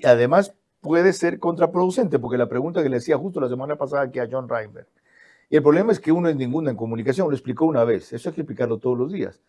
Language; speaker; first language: Spanish; native; Spanish